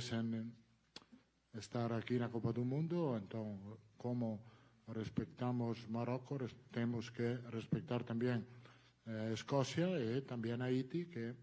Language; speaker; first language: Portuguese; non-native, learner; Italian